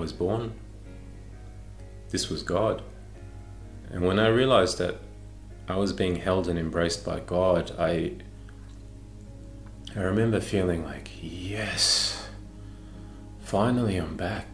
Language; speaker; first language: English; native; English